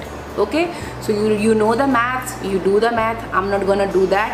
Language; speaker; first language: English; non-native, local second language; Hindi